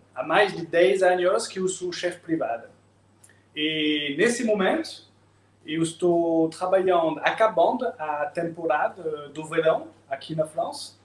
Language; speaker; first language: Portuguese; non-native, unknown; French